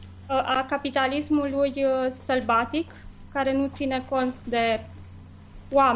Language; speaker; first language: Romanian; native; Romanian